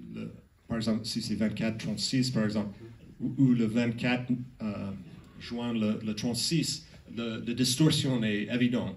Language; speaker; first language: French; non-native, learner; English